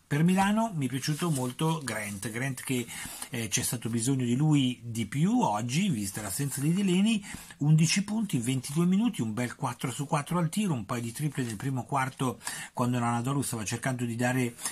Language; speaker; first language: Italian; native; Italian